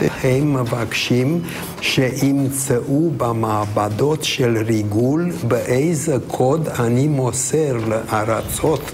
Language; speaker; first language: Hebrew; non-native, fluent; Romanian